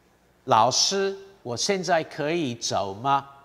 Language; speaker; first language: Chinese; non-native, fluent; English